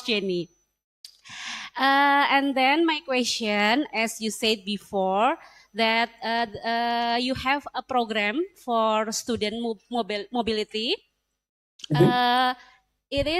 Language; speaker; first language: English; non-native, learner; Indonesian